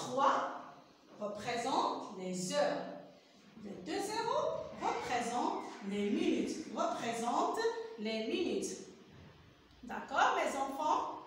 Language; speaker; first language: French; non-native, local second language; Arabic